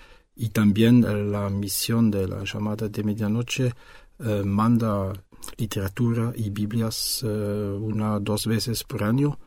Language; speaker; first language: Spanish; non-native, fluent; French